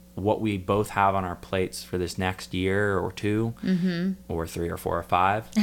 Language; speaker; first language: English; native; English